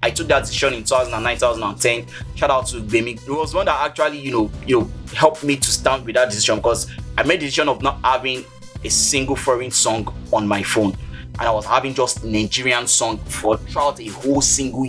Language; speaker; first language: English; non-native, local second language; Yoruba